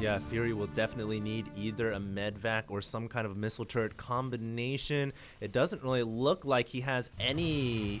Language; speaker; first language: English; native; English